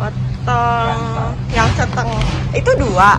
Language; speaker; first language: Indonesian; native; Indonesian